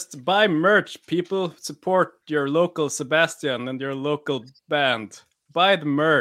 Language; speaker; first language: English; non-native, fluent; Swedish